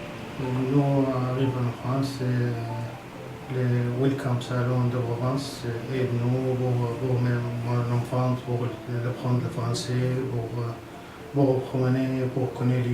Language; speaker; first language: French; non-native, learner; Arabic